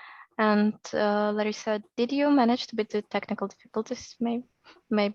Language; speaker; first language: English; non-native, fluent; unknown